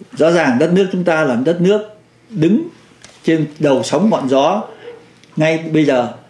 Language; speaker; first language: Vietnamese; native; Vietnamese